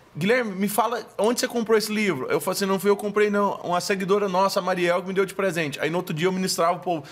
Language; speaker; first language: Portuguese; native; Portuguese